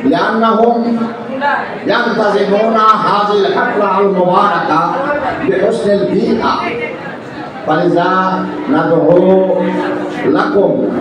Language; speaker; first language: Arabic; non-native, fluent; Bangla